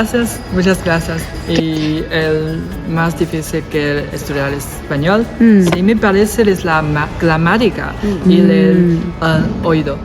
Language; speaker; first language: Spanish; non-native, learner; Chinese